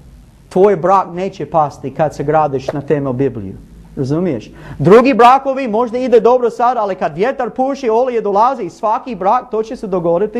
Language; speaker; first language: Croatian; non-native, learner; English